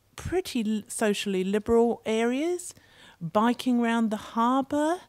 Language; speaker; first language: English; native; English